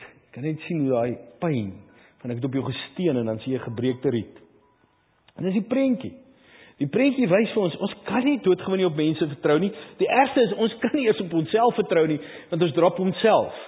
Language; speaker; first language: Afrikaans; native; Afrikaans